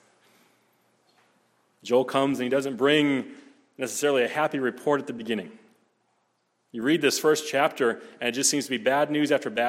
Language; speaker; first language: English; native; English